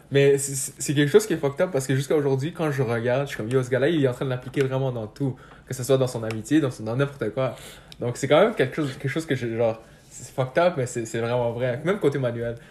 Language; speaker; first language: French; early bilingual, other home language; Persian